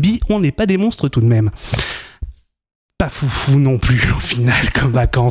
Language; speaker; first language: French; native; French